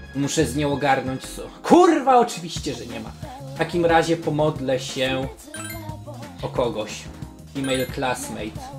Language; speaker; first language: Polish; native; Polish